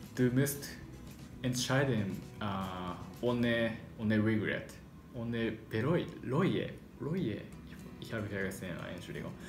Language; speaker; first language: German; non-native, learner; Japanese